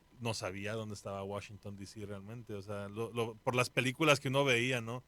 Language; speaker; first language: Spanish; native; Spanish